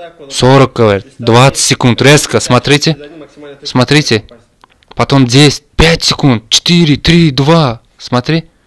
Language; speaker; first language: Russian; non-native, learner; Turkmen